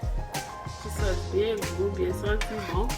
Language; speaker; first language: French; non-native, learner; Haitian Creole